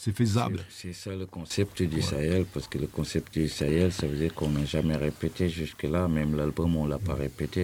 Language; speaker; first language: French; non-native, local second language; Wolof